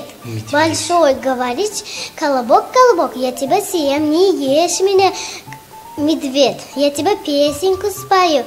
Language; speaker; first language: Russian; non-native, local second language; Tajik